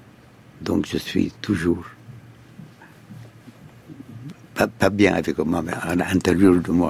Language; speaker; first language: French; non-native, fluent; Arabic